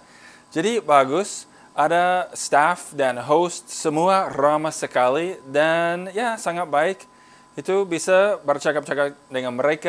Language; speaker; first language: Indonesian; non-native, fluent; English